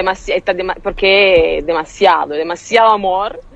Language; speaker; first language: Spanish; non-native, fluent; Italian